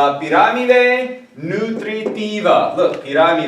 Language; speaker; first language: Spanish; non-native, fluent; English